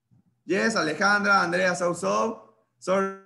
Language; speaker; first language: English; non-native, fluent; Spanish